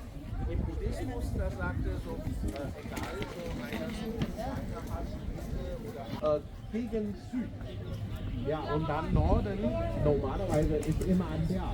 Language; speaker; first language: German; non-native, learner; Chinese